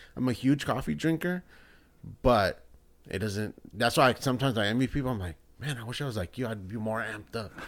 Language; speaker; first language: English; early bilingual, other home language; Spanish